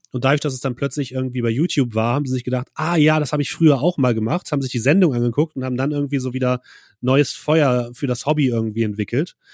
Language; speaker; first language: German; native; German